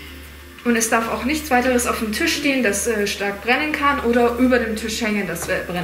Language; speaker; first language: German; native; German